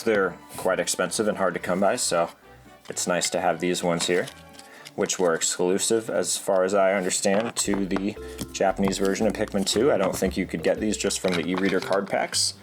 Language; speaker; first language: English; native; English